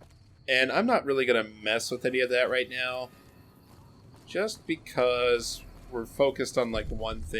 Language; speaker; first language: English; native; English